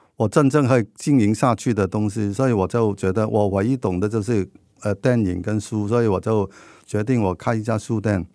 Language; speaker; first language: Chinese; non-native, local second language; Cantonese